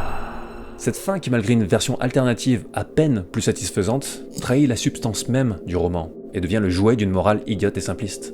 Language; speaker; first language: French; native; French